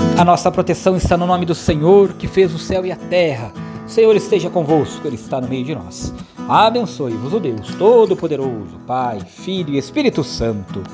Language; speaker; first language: Portuguese; native; Portuguese